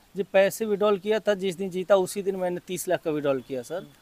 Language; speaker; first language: Hindi; native; Hindi